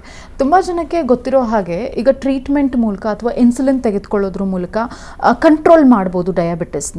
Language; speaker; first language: Kannada; native; Kannada